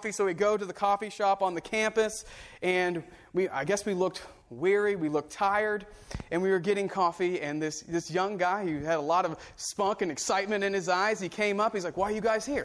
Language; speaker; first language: English; native; English